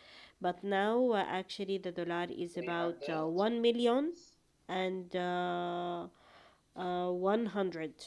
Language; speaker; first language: English; non-native, fluent; Arabic